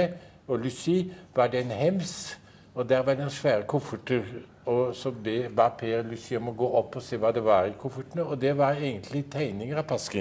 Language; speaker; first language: Norwegian; early bilingual, heritage; Norwegian